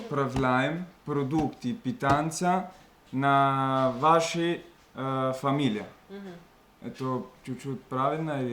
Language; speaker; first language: Russian; non-native, learner; Italian